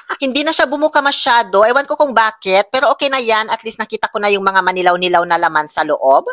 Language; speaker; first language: Filipino; non-native, local second language; Pangasinan